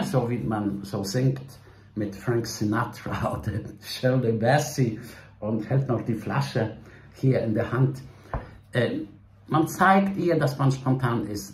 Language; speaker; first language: German; non-native, fluent; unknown